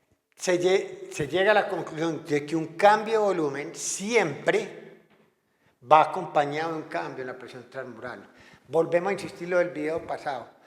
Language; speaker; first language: Spanish; native; Spanish